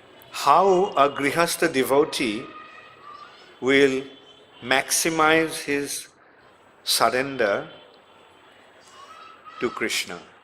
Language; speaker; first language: English; non-native, local second language; Bangla